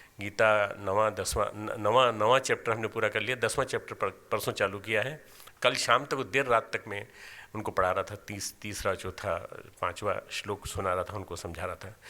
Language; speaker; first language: Hindi; native; Hindi